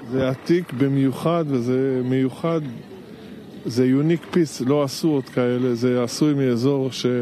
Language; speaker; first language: Hebrew; native; Hebrew